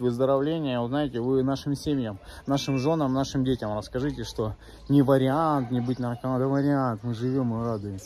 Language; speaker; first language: Russian; native; Russian